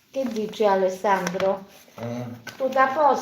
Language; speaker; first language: Italian; non-native, learner; Polish